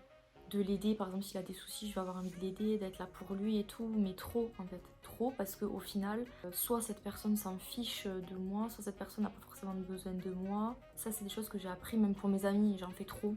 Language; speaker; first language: French; native; French